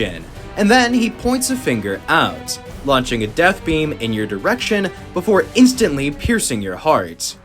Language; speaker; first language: English; native; English